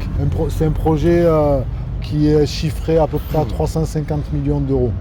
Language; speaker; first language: French; native; French